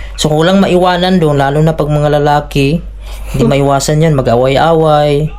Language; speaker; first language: Filipino; non-native, local second language; Cebuano